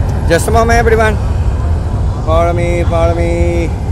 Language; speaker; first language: English; non-native, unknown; Japanese